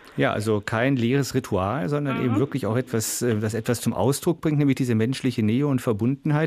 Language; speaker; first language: German; native; German